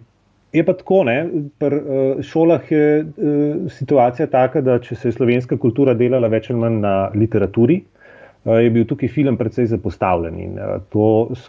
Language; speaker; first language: Slovenian; native; Slovenian